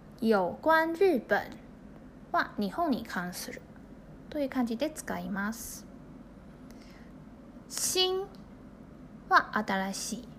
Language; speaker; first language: Japanese; non-native, fluent; Chinese